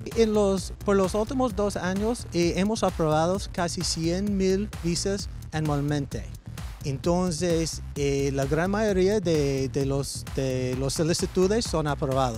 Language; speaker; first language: Spanish; non-native, fluent; English